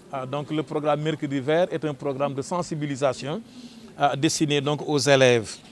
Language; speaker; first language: French; non-native, local second language; Wolof